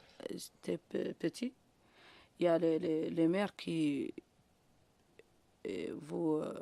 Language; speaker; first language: French; non-native, learner; Arabic